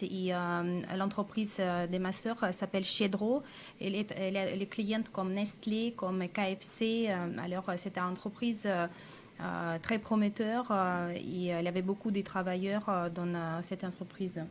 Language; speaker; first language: French; non-native, fluent; Russian